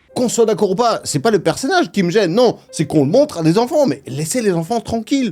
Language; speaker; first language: French; non-native, fluent; Russian